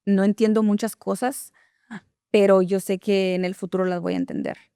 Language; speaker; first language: Spanish; early bilingual, other home language; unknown